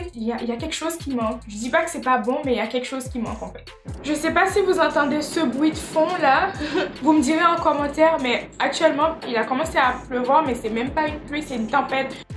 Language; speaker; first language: French; non-native, local second language; Haitian Creole